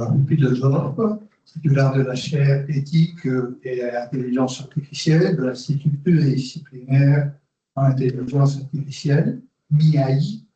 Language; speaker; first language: French; non-native, fluent; Spanish